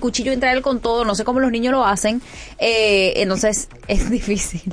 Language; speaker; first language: Spanish; early bilingual, heritage; Spanish